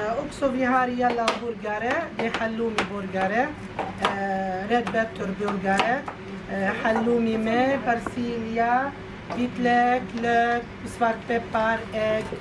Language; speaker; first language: Swedish; non-native, learner; Arabic